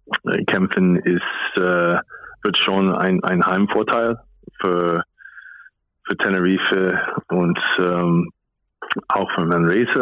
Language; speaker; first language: German; non-native, fluent; English